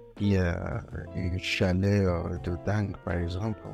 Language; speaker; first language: French; non-native, fluent; Yoruba